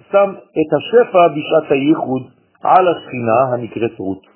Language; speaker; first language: Hebrew; non-native, fluent; French